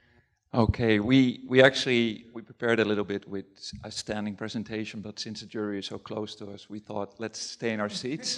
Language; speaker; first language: English; non-native, fluent; Dutch